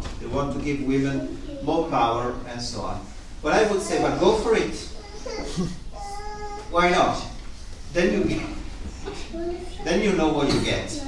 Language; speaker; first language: English; non-native, fluent; Italian